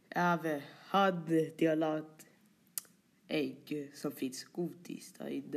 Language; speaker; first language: Swedish; early bilingual, other home language; Polish